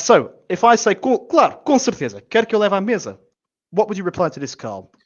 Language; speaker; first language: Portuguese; non-native, fluent; English